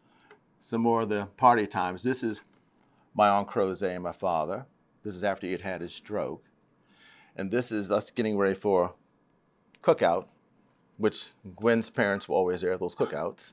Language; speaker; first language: English; native; English